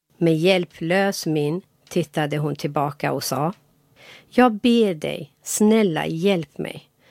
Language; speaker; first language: Swedish; non-native, fluent; Persian